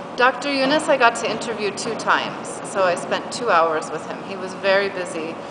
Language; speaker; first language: English; native; English